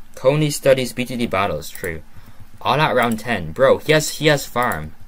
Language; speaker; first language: English; native; English